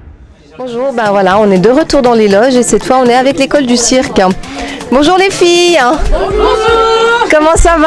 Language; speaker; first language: French; native; French